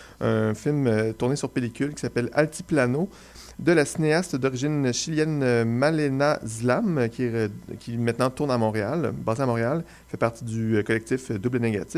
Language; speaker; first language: French; native; French